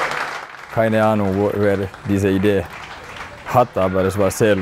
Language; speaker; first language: German; non-native, fluent; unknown